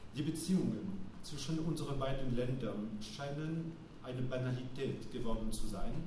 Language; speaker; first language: German; non-native, fluent; French